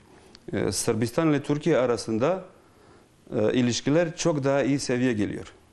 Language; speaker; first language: Turkish; non-native, fluent; Bosnian